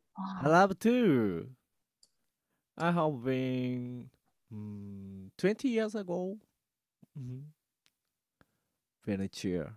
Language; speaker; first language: English; non-native, learner; Japanese